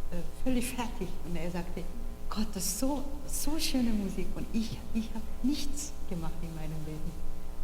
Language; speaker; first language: German; non-native, fluent; Korean